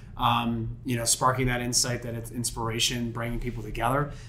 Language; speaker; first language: English; native; English